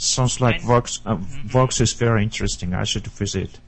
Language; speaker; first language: English; non-native, learner; Japanese